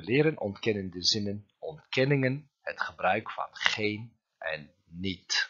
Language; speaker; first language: Dutch; non-native, fluent; Turkish